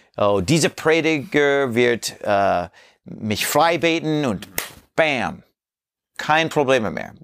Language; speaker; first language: German; non-native, learner; English